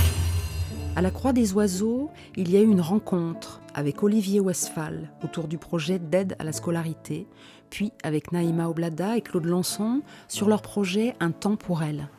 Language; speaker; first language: French; native; French